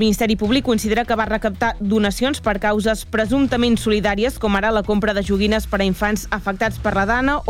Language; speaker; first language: Catalan; native; Catalan